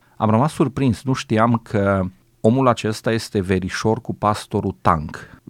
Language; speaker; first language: Romanian; native; Romanian